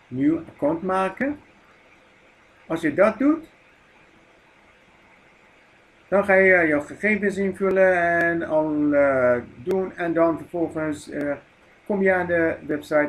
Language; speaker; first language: Dutch; non-native, fluent; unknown